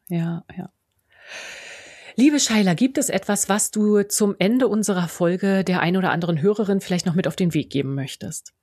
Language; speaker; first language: German; native; German